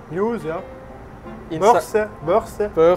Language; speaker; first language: German; non-native, learner; French